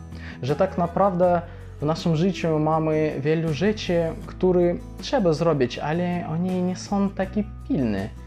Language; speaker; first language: Polish; non-native, fluent; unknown